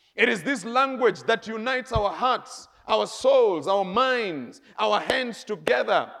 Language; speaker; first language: English; non-native, local second language; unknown